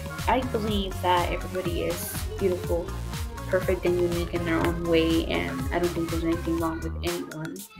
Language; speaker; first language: English; early bilingual, other home language; Spanish